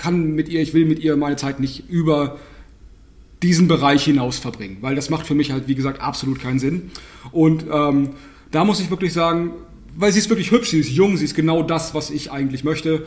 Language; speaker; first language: German; native; German